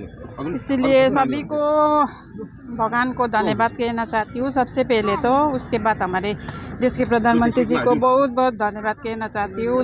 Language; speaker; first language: Hindi; non-native, local second language; Nepali